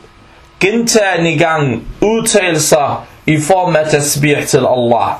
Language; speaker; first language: Danish; early bilingual, other home language; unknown